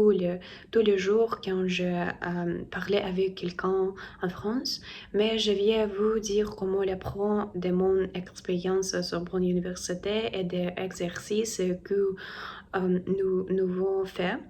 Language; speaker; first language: French; non-native, learner; Russian